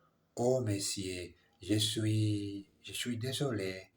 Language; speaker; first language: French; non-native, learner; English